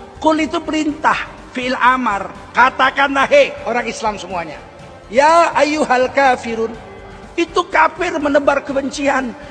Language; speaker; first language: Indonesian; native; Indonesian